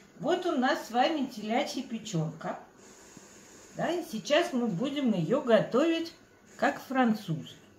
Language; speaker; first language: Russian; native; Russian